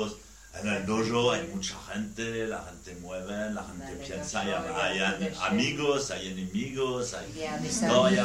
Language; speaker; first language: Spanish; non-native, learner; French